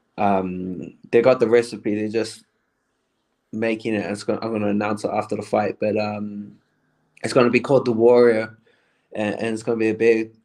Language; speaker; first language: English; native; English